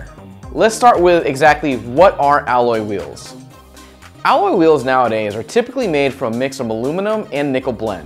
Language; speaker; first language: English; native; English